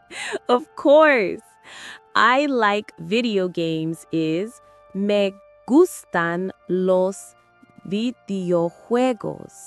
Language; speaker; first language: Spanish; non-native, fluent; English